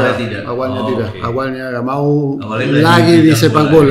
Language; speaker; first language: Indonesian; non-native, fluent; Spanish